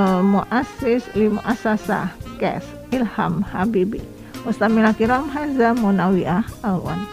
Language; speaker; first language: Arabic; non-native, fluent; Indonesian